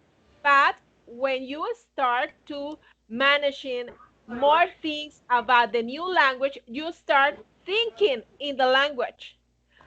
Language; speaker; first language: English; non-native, fluent; Spanish